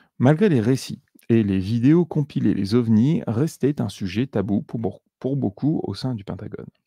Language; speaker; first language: French; native; French